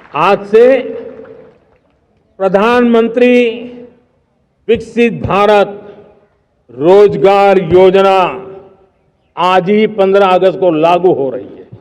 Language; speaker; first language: Hindi; non-native, local second language; Gujarati